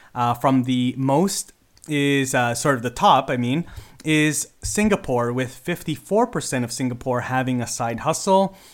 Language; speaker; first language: English; early bilingual, other home language; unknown